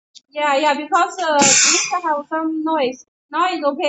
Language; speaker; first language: English; non-native, learner; Chinese